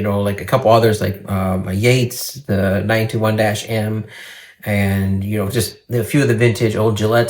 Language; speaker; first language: English; native; English